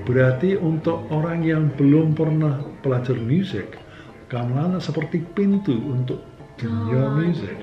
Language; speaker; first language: Indonesian; non-native, fluent; English